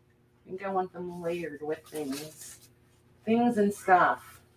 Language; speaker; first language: English; native; English